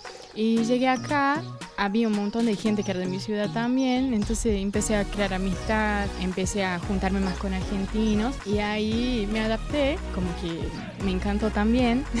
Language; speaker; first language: Spanish; non-native, fluent; Portuguese